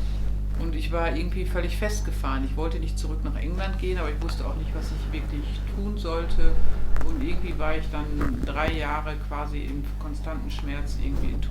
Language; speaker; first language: German; native; German